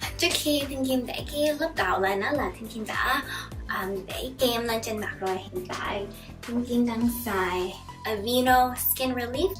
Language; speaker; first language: Vietnamese; early bilingual, heritage; Vietnamese